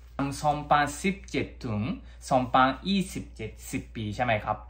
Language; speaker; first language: Thai; non-native, learner; Japanese